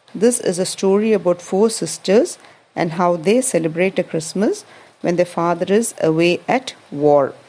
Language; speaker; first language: English; non-native, local second language; Malayalam